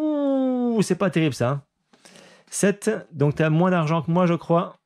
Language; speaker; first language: French; native; French